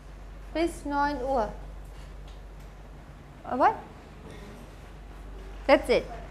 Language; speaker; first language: German; non-native, fluent; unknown